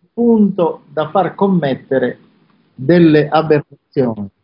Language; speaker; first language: Italian; native; Italian